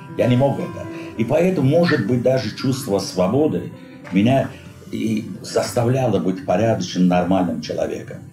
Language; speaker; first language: Russian; non-native, local second language; Azerbaijani